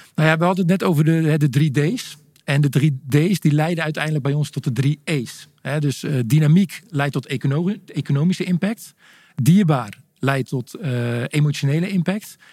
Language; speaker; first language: Dutch; native; Dutch